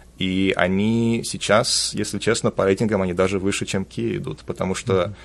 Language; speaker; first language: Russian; early bilingual, heritage; Russian